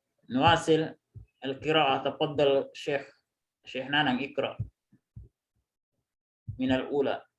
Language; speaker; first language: Arabic; non-native, fluent; Indonesian